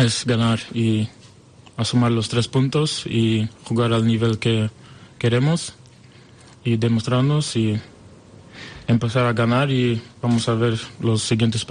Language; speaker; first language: Spanish; non-native, learner; French